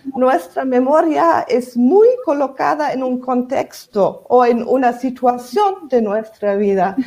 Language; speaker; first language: Spanish; non-native, fluent; German